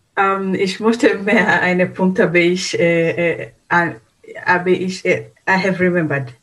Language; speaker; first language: German; non-native, learner; Swahili